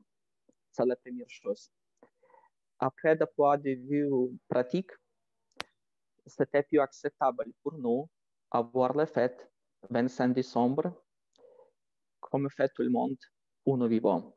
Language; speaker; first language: French; non-native, fluent; Ukrainian